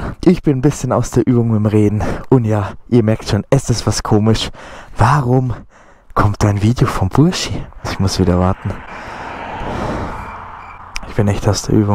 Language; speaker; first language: German; native; German